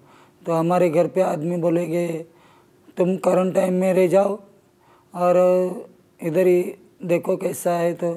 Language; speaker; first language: Hindi; non-native, local second language; Marathi